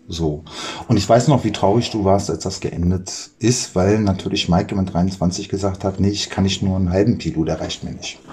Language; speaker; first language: German; native; German